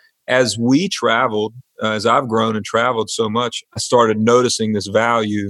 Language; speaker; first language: English; native; English